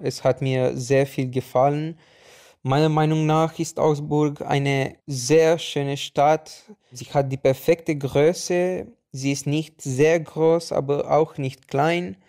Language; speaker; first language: German; non-native, fluent; Romanian